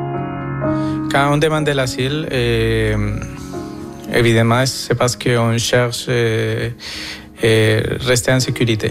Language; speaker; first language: French; non-native, fluent; Spanish